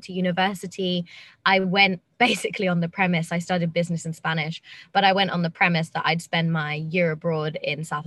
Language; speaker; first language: English; native; English